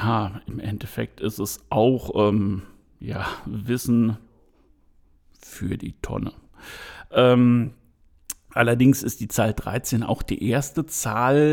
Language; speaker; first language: German; native; German